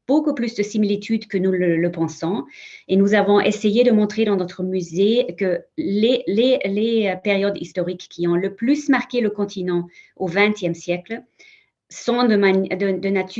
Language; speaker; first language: French; non-native, fluent; German